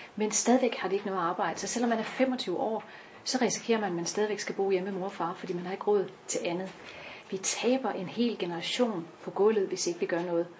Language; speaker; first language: Danish; native; Danish